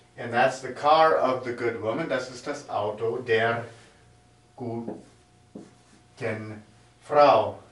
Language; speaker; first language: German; non-native, fluent; English